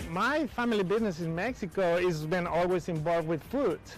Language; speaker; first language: English; non-native, fluent; Spanish